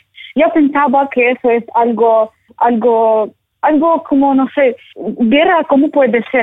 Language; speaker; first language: Spanish; non-native, learner; Ukrainian